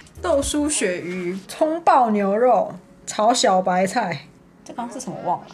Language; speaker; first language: Chinese; native; Chinese